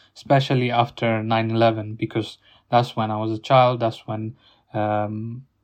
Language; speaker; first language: English; non-native, fluent; Italian